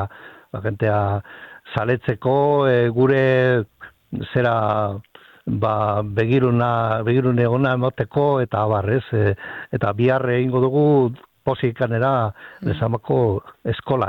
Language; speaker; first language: Basque; native; Basque